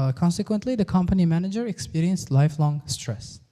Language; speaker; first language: English; non-native, fluent; Uzbek